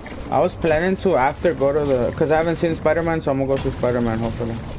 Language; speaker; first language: English; early bilingual, other home language; Spanish